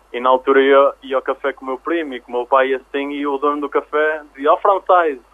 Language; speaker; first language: Portuguese; early bilingual, other home language; French